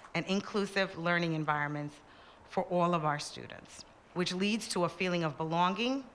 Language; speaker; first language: English; early bilingual, other home language; Spanish